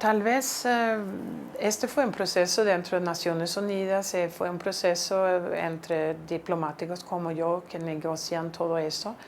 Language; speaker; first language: Spanish; non-native, fluent; Swedish